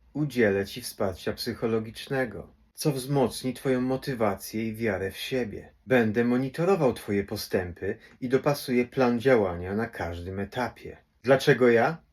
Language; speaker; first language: Polish; native; Polish